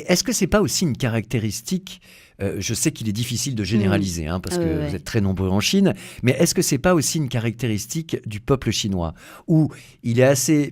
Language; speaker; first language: French; native; French